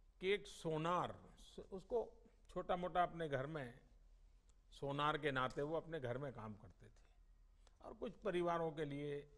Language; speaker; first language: Hindi; non-native, local second language; Gujarati